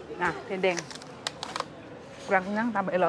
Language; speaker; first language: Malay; non-native, local second language; Javanese